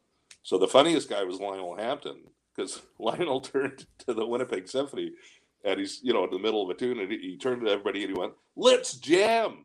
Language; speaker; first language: English; native; English